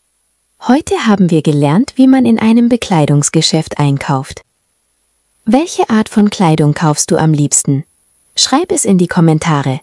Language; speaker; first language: German; non-native, fluent; Spanish